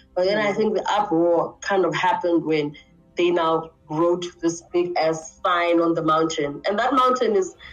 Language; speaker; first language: English; non-native, local second language; Xhosa